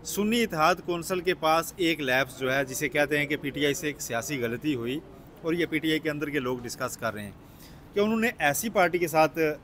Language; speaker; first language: Urdu; native; Urdu